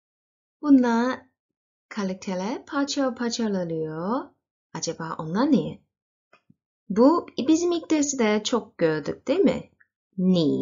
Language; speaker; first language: Turkish; non-native, learner; Chinese